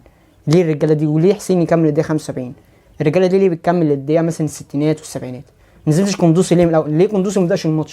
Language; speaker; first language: Arabic; native; Arabic